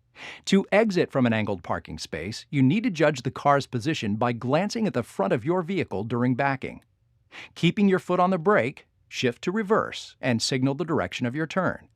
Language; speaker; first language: English; native; English